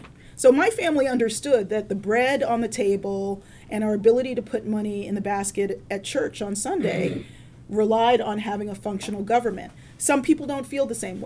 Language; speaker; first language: English; native; English